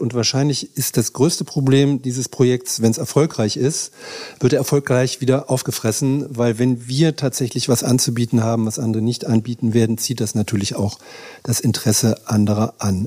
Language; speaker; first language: German; native; German